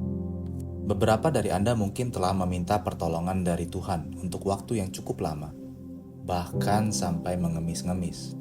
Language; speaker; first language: Indonesian; native; Indonesian